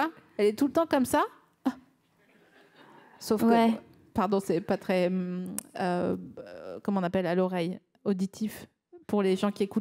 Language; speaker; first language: French; native; French